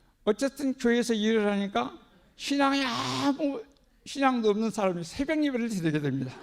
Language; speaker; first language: Korean; native; Korean